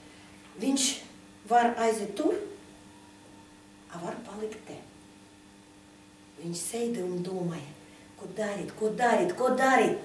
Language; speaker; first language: Latvian; non-native, local second language; Russian